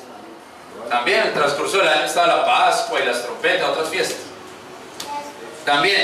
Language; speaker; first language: Spanish; native; Spanish